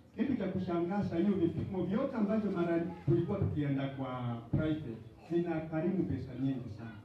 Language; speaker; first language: Swahili; non-native, local second language; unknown